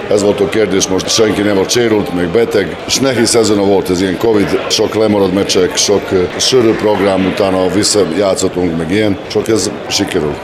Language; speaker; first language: Hungarian; non-native, local second language; Serbian